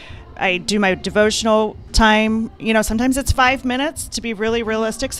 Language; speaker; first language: English; native; English